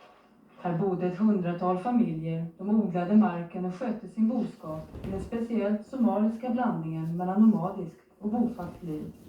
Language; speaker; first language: Swedish; native; Swedish